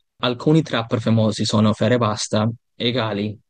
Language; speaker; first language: Italian; non-native, learner; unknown